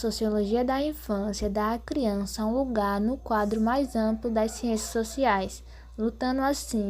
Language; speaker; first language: Portuguese; native; Portuguese